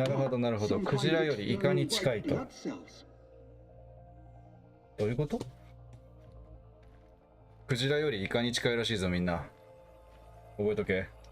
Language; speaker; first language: Japanese; native; Japanese